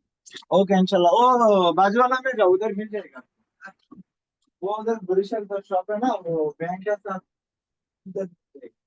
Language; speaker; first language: Hindi; non-native, learner; Bangla